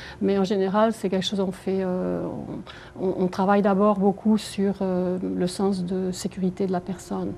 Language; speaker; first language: French; native; French